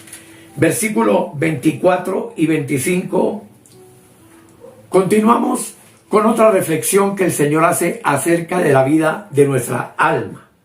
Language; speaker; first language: Spanish; native; Spanish